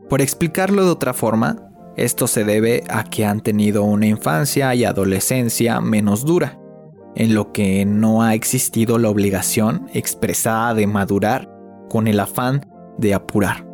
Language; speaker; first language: Spanish; native; Spanish